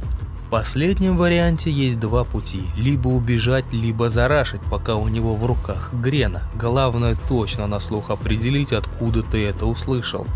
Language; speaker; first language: Russian; native; Russian